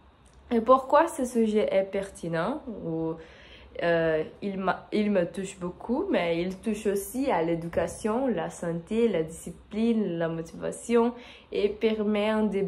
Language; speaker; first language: French; non-native, fluent; Portuguese